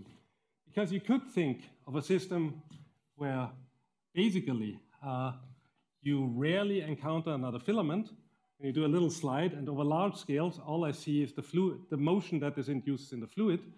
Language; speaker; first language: English; non-native, fluent; German